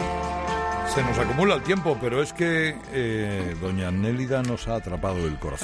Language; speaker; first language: Spanish; native; Spanish